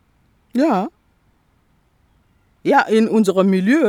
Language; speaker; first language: German; non-native, fluent; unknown